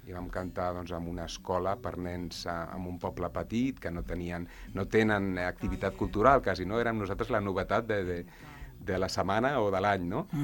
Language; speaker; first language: Catalan; non-native, local second language; Spanish